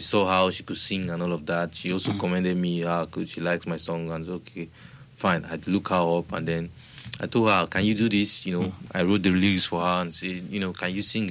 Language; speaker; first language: English; non-native, local second language; Igbo